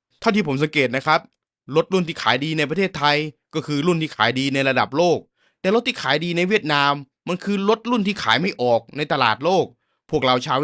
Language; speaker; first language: Thai; native; Thai